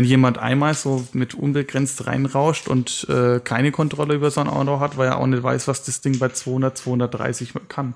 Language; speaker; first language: German; native; German